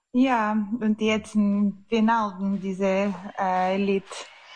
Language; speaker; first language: German; non-native, learner; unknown